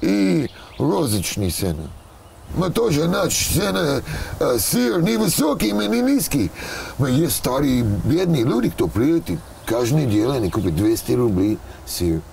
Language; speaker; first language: Russian; non-native, learner; English